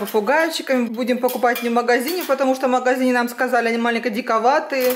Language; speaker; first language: Russian; native; Russian